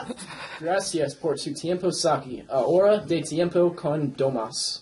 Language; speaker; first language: Spanish; non-native, learner; English